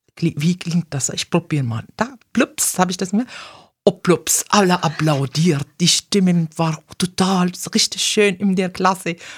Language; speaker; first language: German; non-native, fluent; Arabic